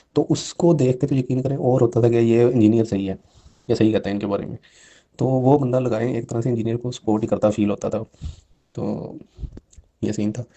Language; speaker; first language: Urdu; non-native, local second language; Punjabi